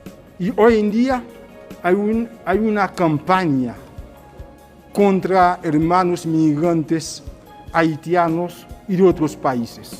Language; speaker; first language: Spanish; non-native, fluent; Haitian Creole